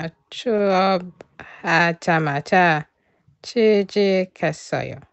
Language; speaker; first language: Korean; non-native, learner; English